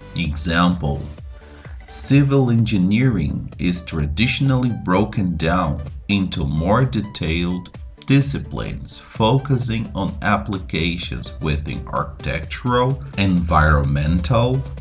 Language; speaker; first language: English; non-native, fluent; Portuguese